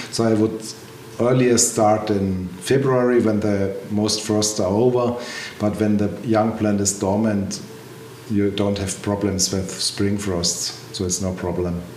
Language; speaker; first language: English; non-native, learner; German